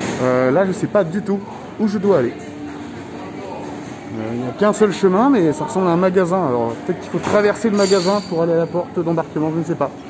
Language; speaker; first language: French; native; French